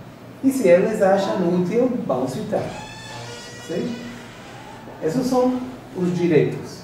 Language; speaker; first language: Portuguese; non-native, learner; English